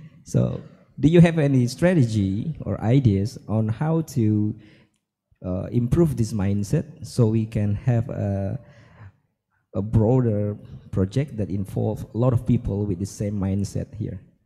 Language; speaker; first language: English; non-native, fluent; Indonesian